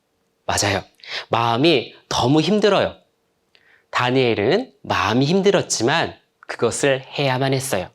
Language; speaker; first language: Korean; native; Korean